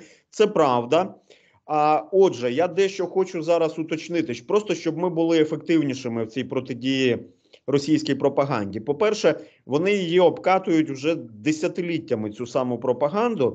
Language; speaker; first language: Ukrainian; native; Ukrainian